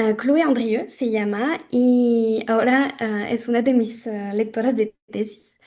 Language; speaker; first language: Spanish; non-native, fluent; French